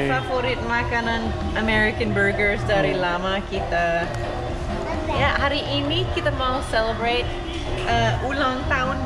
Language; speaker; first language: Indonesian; non-native, learner; English